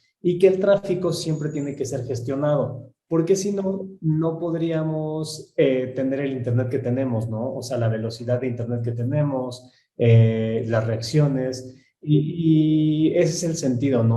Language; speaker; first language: Spanish; native; Spanish